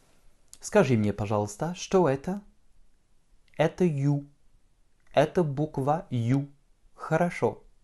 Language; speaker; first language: Russian; non-native, fluent; French